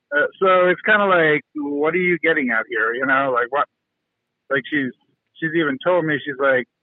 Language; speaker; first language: English; native; English